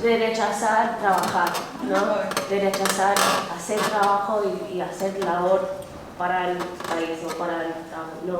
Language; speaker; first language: Spanish; non-native, fluent; English